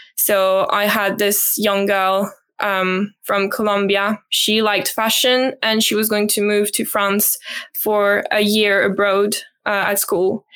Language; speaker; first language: English; non-native, fluent; French